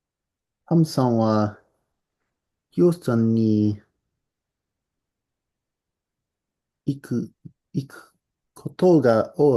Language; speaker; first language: Japanese; non-native, learner; English